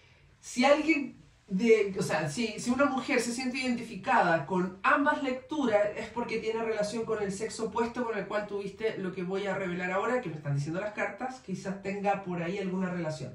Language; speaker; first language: Spanish; native; Spanish